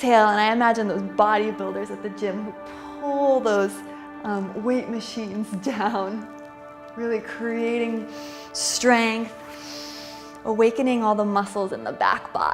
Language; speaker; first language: English; native; English